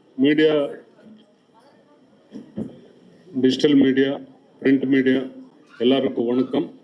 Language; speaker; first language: Tamil; non-native, learner; Telugu